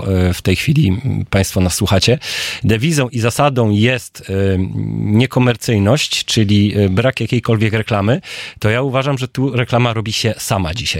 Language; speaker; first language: Polish; native; Polish